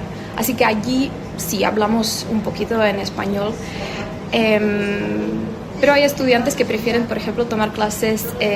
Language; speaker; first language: Spanish; non-native, fluent; Czech